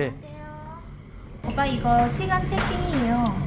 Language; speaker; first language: Korean; non-native, learner; Vietnamese